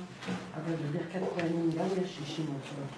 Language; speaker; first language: Hebrew; non-native, fluent; French